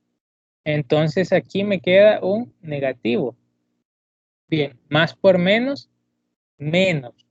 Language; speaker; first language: Spanish; native; Spanish